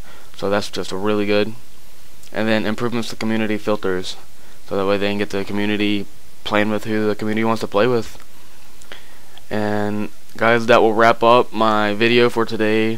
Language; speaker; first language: English; native; English